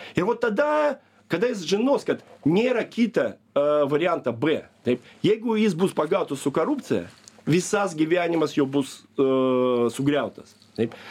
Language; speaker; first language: Lithuanian; non-native, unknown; Russian